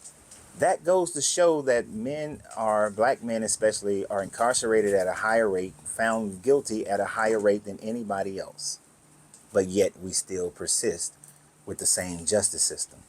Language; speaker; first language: English; native; English